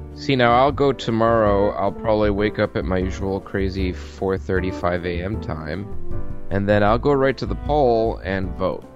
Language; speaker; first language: English; native; English